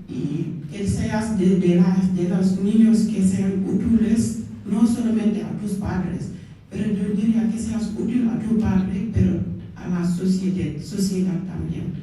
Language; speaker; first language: Spanish; non-native, local second language; Wolof